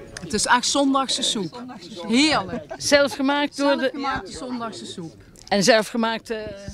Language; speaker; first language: Dutch; native; Dutch